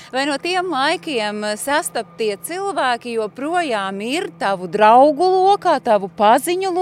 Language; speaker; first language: Latvian; native; Latvian